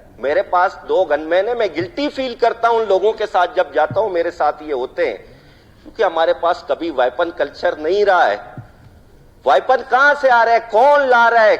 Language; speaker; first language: Urdu; non-native, local second language; Baluchi